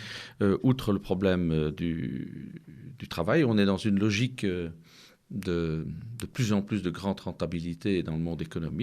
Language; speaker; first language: French; native; French